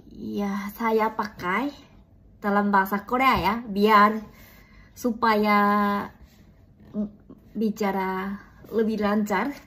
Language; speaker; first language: Indonesian; non-native, learner; Korean